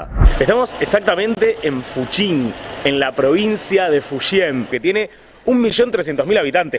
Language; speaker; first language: Spanish; native; Spanish